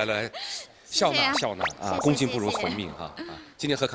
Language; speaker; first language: Chinese; native; Chinese